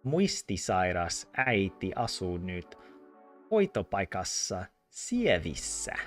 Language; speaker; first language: Finnish; non-native, learner; English